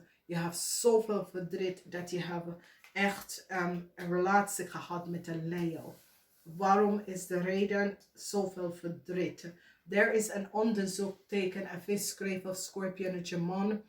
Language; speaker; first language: Dutch; non-native, learner; English